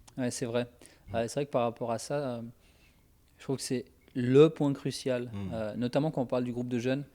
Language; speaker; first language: French; native; French